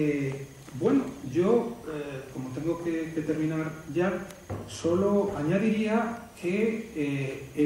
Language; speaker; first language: Spanish; native; Spanish